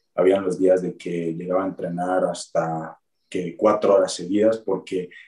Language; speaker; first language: Spanish; native; Spanish